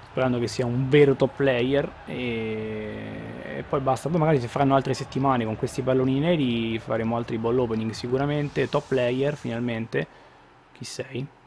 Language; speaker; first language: Italian; native; Italian